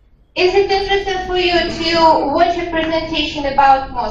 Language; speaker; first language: English; non-native, fluent; Russian